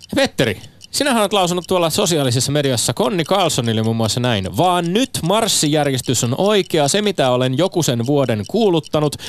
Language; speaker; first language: Finnish; native; Finnish